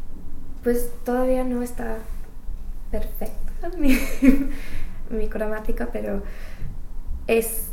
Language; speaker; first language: Spanish; non-native, learner; English